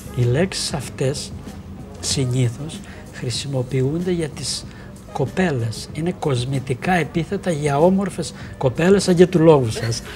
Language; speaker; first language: Greek; native; Greek